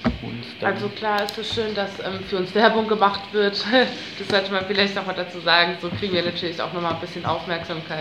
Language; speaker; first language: German; native; German